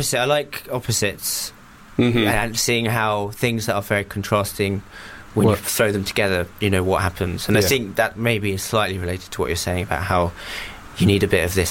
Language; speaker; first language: English; native; English